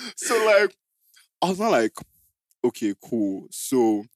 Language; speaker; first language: English; non-native, local second language; Igbo